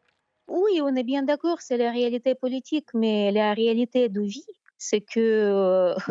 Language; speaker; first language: French; non-native, fluent; Ukrainian